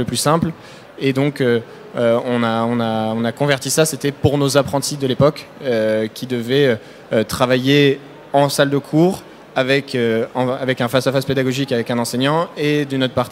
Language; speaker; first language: French; native; French